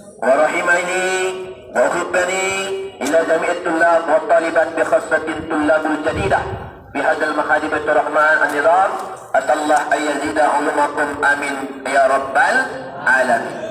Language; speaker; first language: Arabic; non-native, fluent; Indonesian